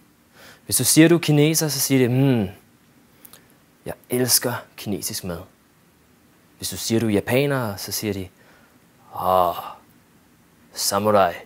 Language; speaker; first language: Danish; early bilingual, other home language; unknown